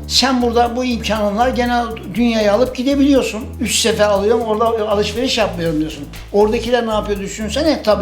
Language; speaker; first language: Turkish; native; Turkish